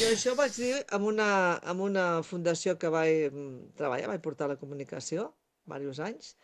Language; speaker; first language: Catalan; native; Catalan